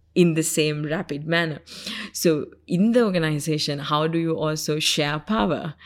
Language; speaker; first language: English; non-native, local second language; Sinhala